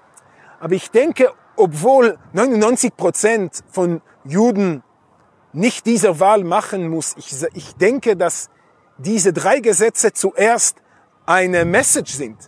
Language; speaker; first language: German; non-native, fluent; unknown